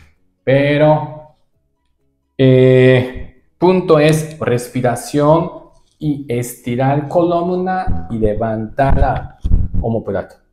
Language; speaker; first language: Spanish; non-native, learner; Japanese